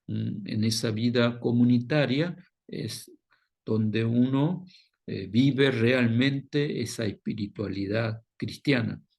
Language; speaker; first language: Spanish; non-native, fluent; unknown